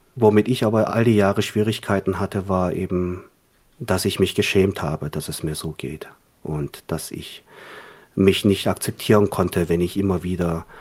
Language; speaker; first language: German; early bilingual, other home language; Korean